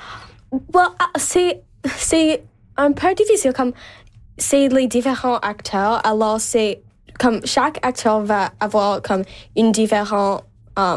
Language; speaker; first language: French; non-native, local second language; English